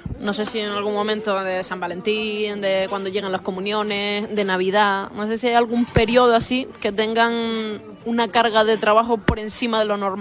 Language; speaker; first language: Spanish; native; Spanish